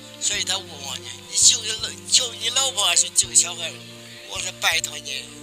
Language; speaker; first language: Chinese; native; Chinese